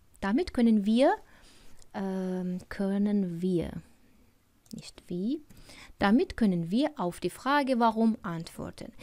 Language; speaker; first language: German; non-native, fluent; Persian